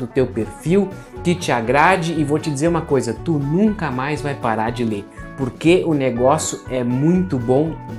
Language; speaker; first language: Portuguese; native; Portuguese